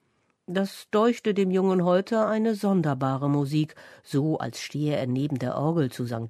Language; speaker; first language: German; native; German